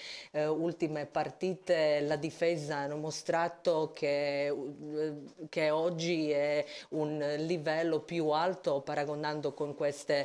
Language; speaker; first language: Italian; non-native, fluent; Croatian